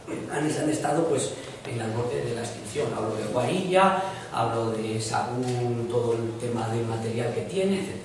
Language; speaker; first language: Spanish; native; Spanish